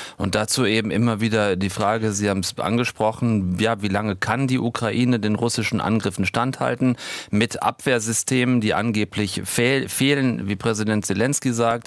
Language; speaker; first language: German; native; German